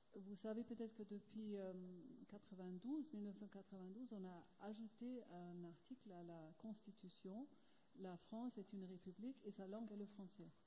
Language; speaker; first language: French; non-native, fluent; German